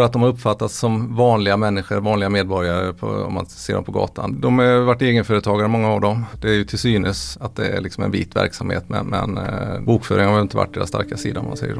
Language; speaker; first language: Swedish; native; Swedish